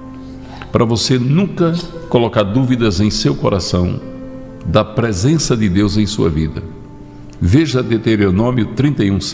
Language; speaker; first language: Portuguese; native; Portuguese